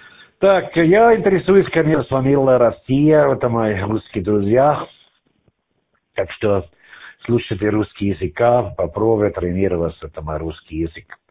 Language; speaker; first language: Russian; non-native, learner; German